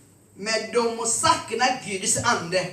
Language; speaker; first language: Swedish; non-native, fluent; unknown